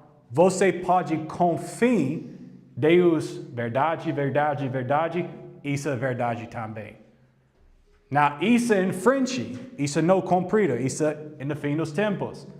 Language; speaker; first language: Portuguese; non-native, learner; English